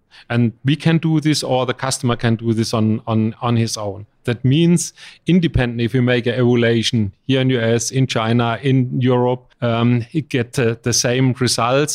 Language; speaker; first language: English; non-native, fluent; German